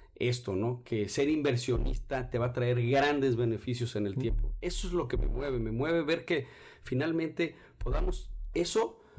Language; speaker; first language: Spanish; native; Spanish